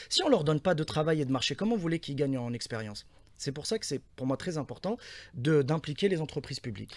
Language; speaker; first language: French; non-native, local second language; Arabic